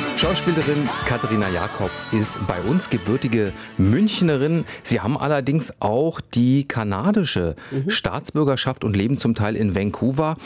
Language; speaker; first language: German; native; German